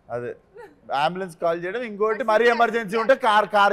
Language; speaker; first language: Telugu; native; Telugu